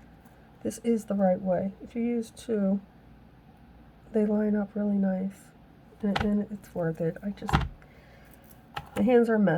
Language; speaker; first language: English; native; English